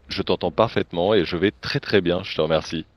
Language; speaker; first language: French; native; French